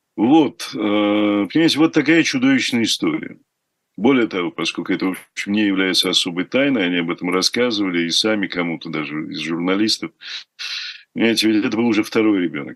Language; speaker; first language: Russian; native; Russian